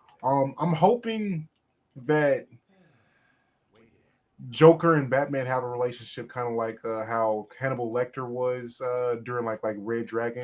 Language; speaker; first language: English; native; English